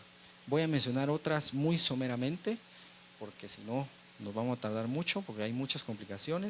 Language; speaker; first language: Spanish; native; Spanish